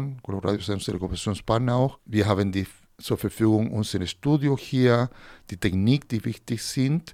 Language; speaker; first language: German; non-native, fluent; Spanish